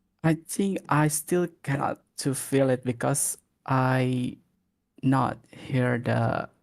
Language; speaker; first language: English; non-native, learner; Indonesian